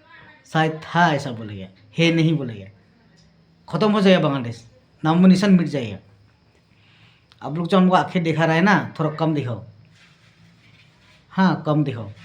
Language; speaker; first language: Hindi; non-native, local second language; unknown